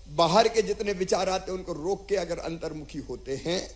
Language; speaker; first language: Hindi; native; Hindi